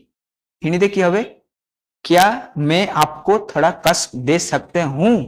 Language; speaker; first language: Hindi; non-native, local second language; Bangla